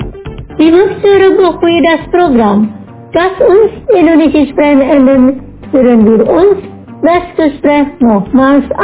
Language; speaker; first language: German; non-native, learner; Indonesian